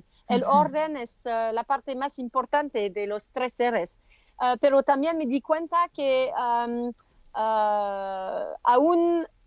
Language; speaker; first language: Spanish; non-native, learner; French